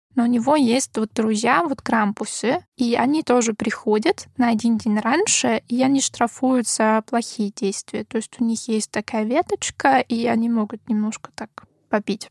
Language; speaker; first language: Russian; non-native, fluent; German